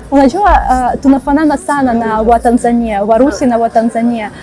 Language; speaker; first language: Swahili; non-native, learner; Russian